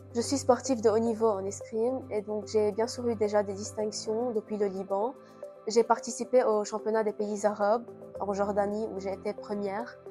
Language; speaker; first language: French; non-native, local second language; Arabic